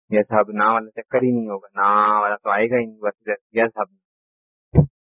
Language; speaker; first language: Urdu; native; Urdu